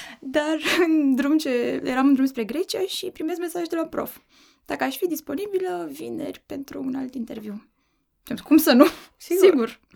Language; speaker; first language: Romanian; native; Romanian